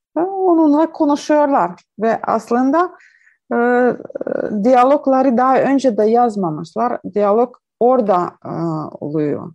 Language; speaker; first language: Turkish; non-native, learner; Ukrainian